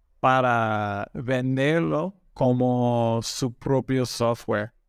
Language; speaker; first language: Spanish; non-native, learner; English